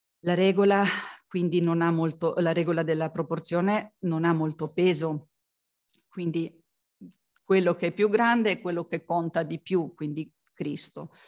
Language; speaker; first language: Italian; non-native, fluent; Slovenian